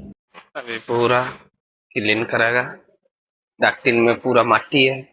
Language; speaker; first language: Hindi; non-native, learner; Bangla